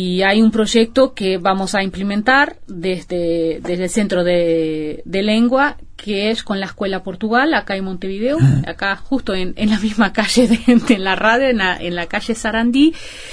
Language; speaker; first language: Spanish; non-native, fluent; Portuguese